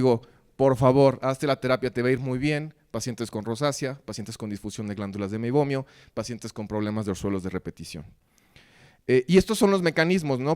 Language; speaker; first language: Spanish; native; Spanish